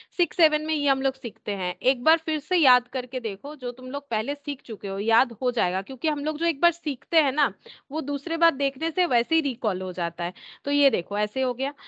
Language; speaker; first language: Hindi; native; Hindi